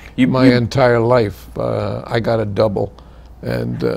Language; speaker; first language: English; native; English